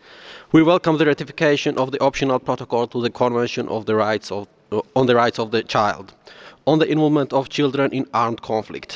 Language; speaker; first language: English; non-native, fluent; Georgian